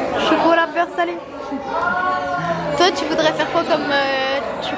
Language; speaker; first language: French; native; French